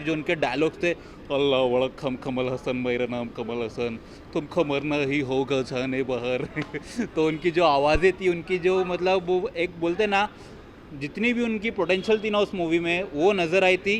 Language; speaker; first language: Hindi; native; Hindi